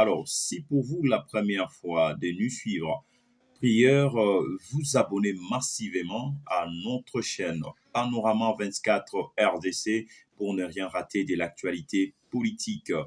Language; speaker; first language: French; non-native, local second language; Lingala